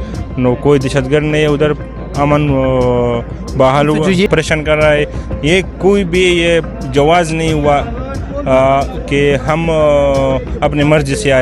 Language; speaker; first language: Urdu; non-native, local second language; Pashto